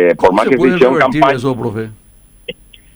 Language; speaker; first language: Spanish; native; Spanish